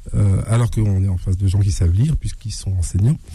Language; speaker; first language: French; native; French